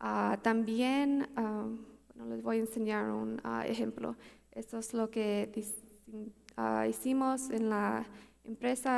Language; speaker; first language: Spanish; early bilingual, heritage; Spanish